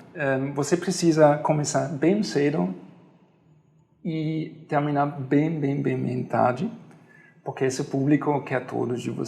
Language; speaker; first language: Portuguese; non-native, fluent; German